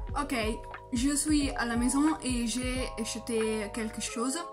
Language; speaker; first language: French; non-native, learner; Italian